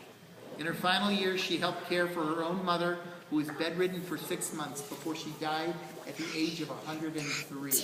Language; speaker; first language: English; native; English